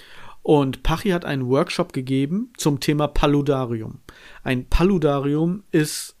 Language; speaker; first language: German; native; German